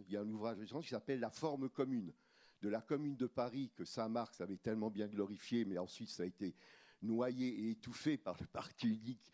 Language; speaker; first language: French; native; French